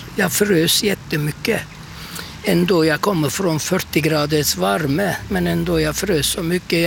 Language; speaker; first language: Swedish; non-native, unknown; Turkish